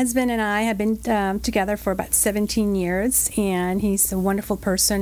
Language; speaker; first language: English; non-native, fluent; Spanish